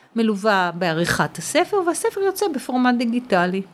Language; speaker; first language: Hebrew; native; Hebrew